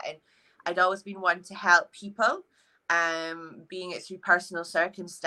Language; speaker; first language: English; native; English